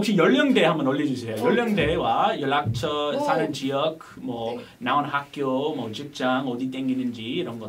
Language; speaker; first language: Korean; non-native, fluent; English